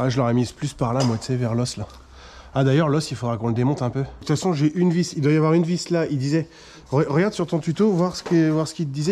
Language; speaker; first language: French; native; French